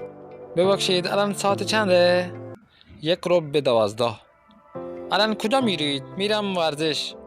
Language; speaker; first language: Persian; non-native, fluent; Urdu